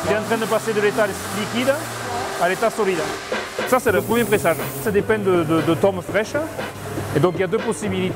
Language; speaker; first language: French; native; French